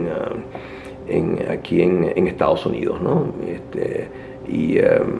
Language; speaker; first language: Spanish; native; Spanish